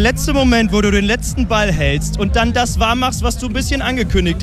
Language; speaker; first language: German; native; German